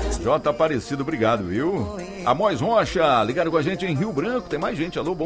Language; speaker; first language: Portuguese; native; Portuguese